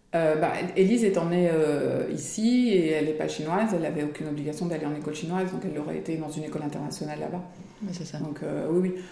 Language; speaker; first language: French; native; French